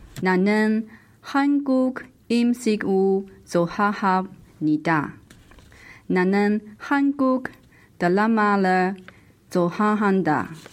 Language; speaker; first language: Korean; non-native, learner; Chinese